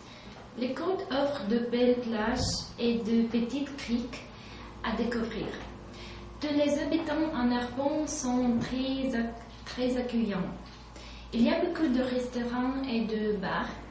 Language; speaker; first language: French; non-native, learner; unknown